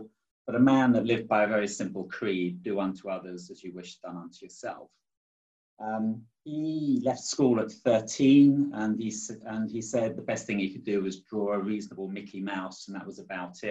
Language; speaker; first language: English; native; English